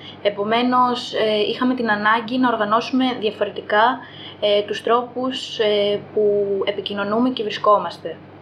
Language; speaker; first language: Greek; native; Greek